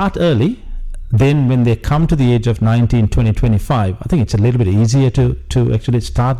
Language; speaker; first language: English; non-native, local second language; Sinhala